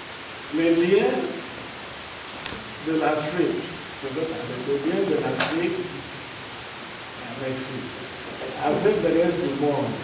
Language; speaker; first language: French; non-native, learner; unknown